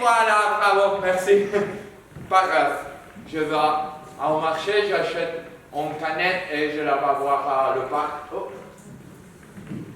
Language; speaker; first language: French; non-native, learner; Spanish